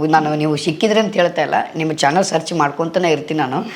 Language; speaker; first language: Kannada; native; Kannada